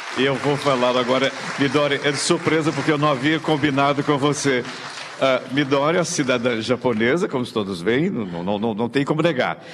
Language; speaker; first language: Portuguese; native; Portuguese